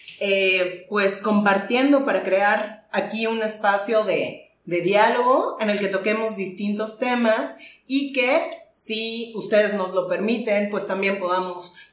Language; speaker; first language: Spanish; native; Spanish